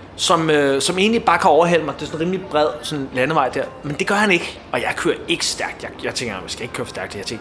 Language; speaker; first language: Danish; native; Danish